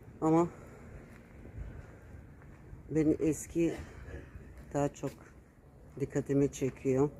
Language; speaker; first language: Turkish; early bilingual, heritage; Turkish